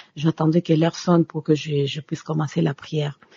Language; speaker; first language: French; non-native, local second language; Lingala